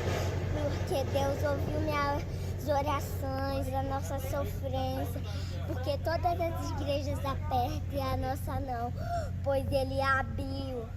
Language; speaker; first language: Portuguese; non-native, local second language; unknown